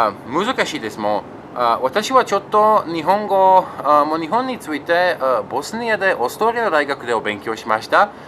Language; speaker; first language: Japanese; non-native, learner; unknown